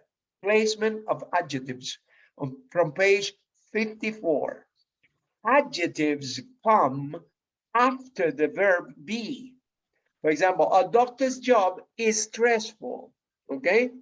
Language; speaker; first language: English; non-native, fluent; Spanish